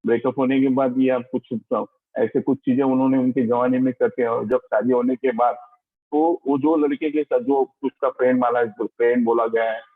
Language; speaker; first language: Hindi; non-native, local second language; Marathi